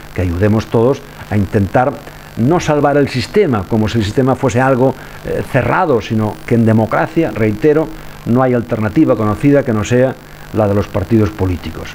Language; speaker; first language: Spanish; non-native, local second language; Catalan